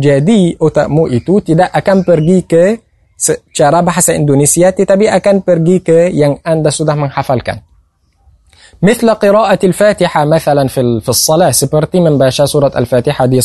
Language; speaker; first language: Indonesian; non-native, fluent; Arabic